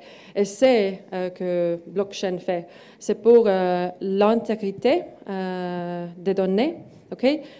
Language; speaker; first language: French; non-native, learner; Estonian